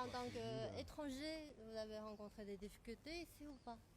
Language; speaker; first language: French; non-native, fluent; Chinese